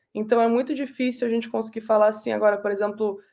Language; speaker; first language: Portuguese; native; Portuguese